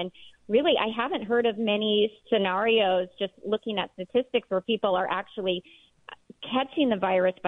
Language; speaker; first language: English; native; English